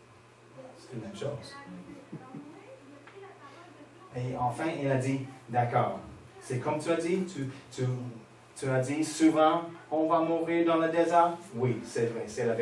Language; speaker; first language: French; non-native, fluent; English